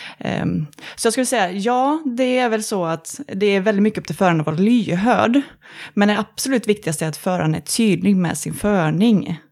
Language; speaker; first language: Swedish; native; Swedish